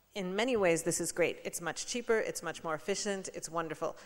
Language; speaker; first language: English; native; English